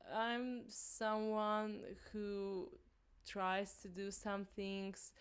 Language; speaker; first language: English; non-native, learner; Hungarian